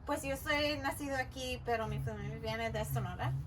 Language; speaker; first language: Spanish; early bilingual, heritage; Spanish